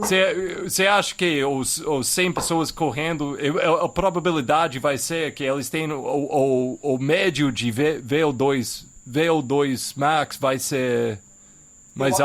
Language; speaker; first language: Portuguese; non-native, fluent; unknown